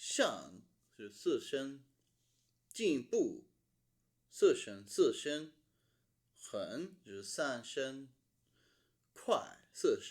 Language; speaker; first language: Chinese; non-native, learner; English